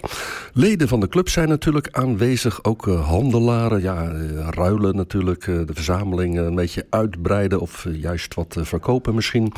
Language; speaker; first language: Dutch; native; Dutch